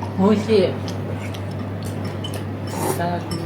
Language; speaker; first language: Japanese; native; Japanese